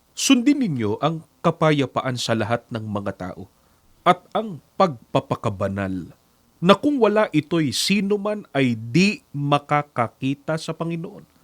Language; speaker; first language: Filipino; native; Filipino